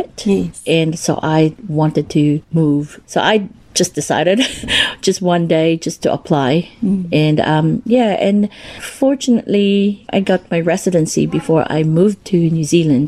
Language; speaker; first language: English; non-native, local second language; Cebuano